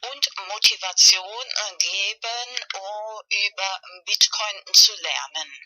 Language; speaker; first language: German; non-native, fluent; Spanish